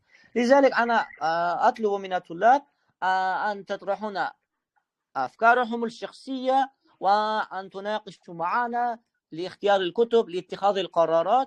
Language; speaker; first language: Arabic; non-native, fluent; Uzbek